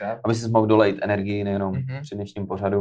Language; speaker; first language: Czech; native; Czech